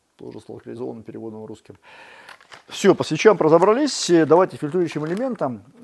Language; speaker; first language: Russian; native; Russian